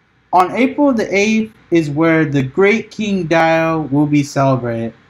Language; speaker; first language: English; native; English